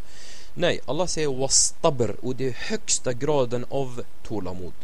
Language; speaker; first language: Swedish; non-native, fluent; Arabic